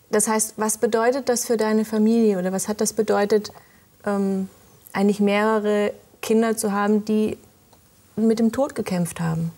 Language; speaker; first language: German; native; German